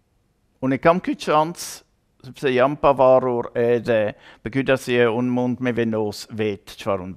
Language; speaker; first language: Albanian; non-native, learner; German